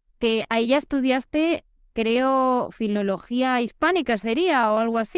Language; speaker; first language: Spanish; native; Spanish